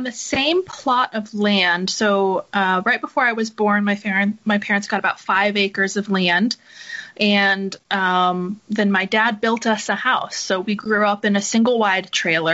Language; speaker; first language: English; native; English